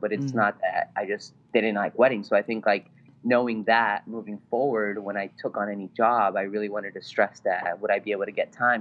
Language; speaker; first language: English; non-native, fluent; Spanish